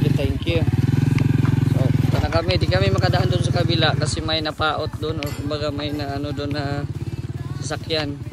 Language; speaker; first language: Filipino; non-native, local second language; Cebuano